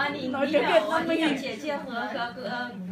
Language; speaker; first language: Chinese; non-native, learner; Vietnamese